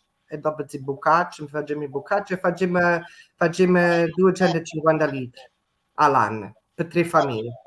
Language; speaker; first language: Italian; early bilingual, heritage; English